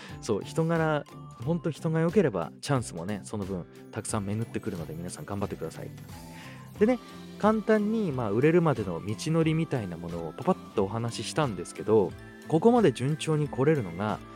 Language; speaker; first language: Japanese; native; Japanese